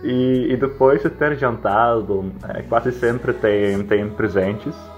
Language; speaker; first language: Portuguese; non-native, fluent; Dutch